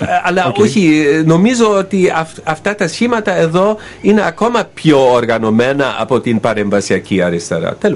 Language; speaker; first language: Greek; non-native, fluent; German